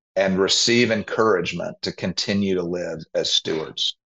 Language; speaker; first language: English; native; English